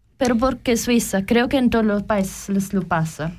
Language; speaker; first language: Spanish; non-native, learner; German